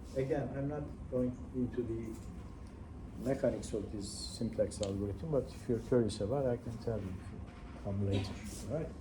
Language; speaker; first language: English; non-native, fluent; Turkish